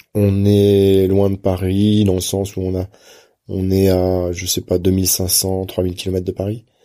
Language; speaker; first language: French; native; French